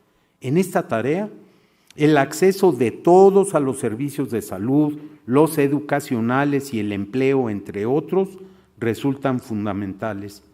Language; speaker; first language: Spanish; native; Spanish